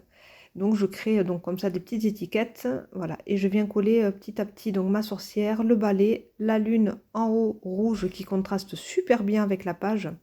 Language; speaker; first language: French; native; French